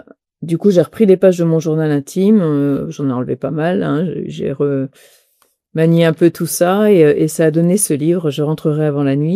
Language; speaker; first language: French; native; French